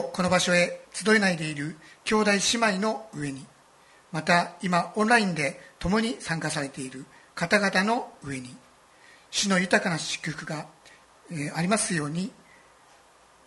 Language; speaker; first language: Japanese; native; Japanese